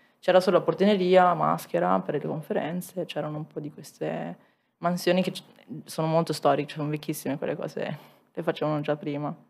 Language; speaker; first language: Italian; native; Italian